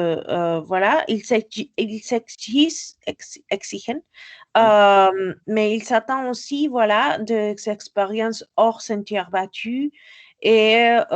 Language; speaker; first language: French; non-native, fluent; Spanish